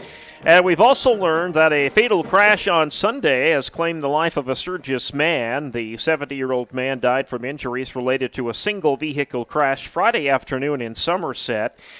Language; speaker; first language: English; native; English